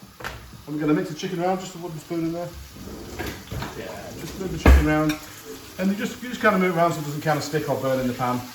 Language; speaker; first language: English; native; English